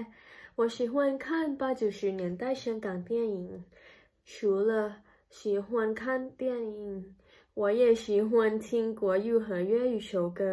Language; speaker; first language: Chinese; non-native, learner; Thai